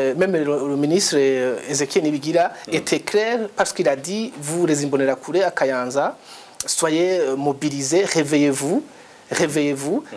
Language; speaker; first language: French; non-native, local second language; Rundi